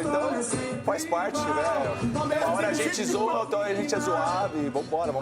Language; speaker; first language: Portuguese; native; Portuguese